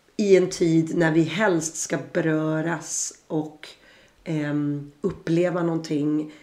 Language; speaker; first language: Swedish; native; Swedish